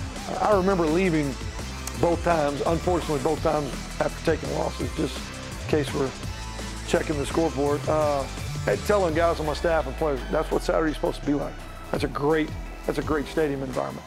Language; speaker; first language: English; native; English